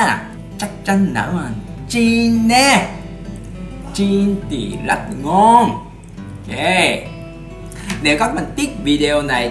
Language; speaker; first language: Vietnamese; non-native, learner; Japanese